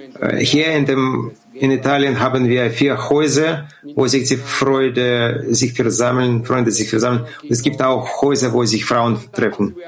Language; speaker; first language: German; non-native, fluent; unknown